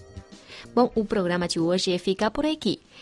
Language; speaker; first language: Portuguese; non-native, fluent; Chinese